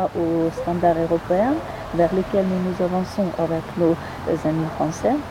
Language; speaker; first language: French; non-native, learner; Ukrainian